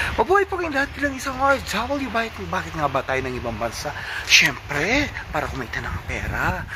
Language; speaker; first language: Filipino; native; Filipino